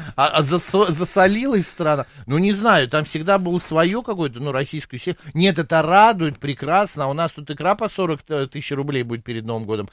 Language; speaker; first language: Russian; native; Russian